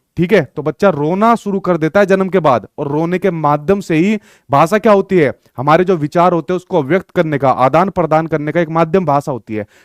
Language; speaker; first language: Hindi; native; Hindi